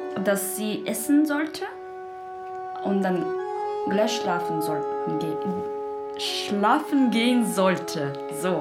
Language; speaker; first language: German; non-native, learner; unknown